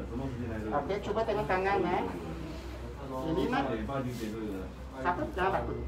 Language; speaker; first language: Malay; non-native, local second language; Cantonese